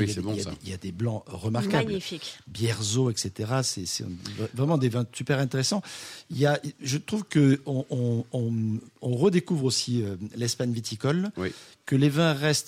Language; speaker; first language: French; native; French